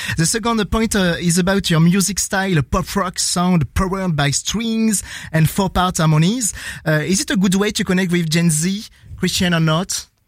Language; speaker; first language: English; non-native, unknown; French